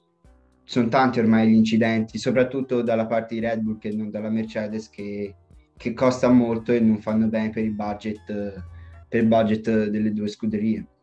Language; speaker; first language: Italian; native; Italian